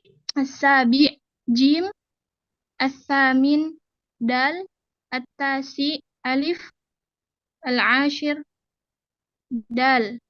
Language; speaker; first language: Arabic; non-native, learner; Indonesian